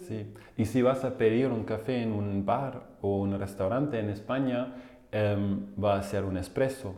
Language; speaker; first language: Spanish; non-native, fluent; German